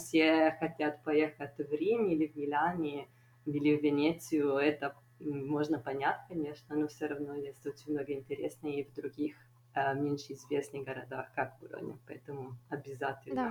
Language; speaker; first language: Russian; non-native, fluent; Italian